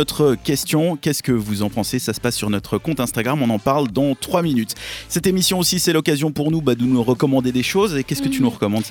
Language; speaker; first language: French; native; French